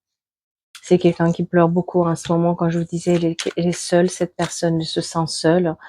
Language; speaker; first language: French; native; French